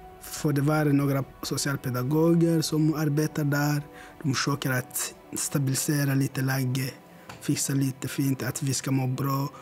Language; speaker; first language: Swedish; non-native, learner; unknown